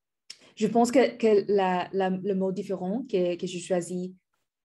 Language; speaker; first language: French; non-native, learner; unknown